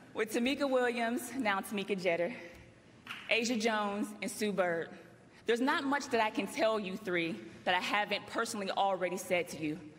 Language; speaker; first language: English; native; English